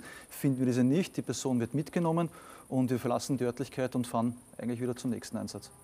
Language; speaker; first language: German; native; German